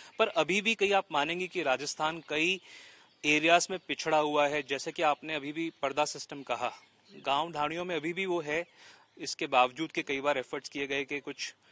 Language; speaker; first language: Hindi; native; Hindi